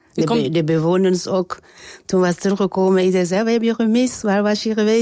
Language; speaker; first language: Dutch; non-native, learner; French